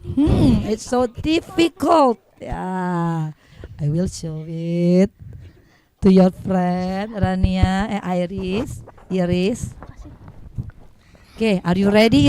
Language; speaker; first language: English; non-native, learner; Indonesian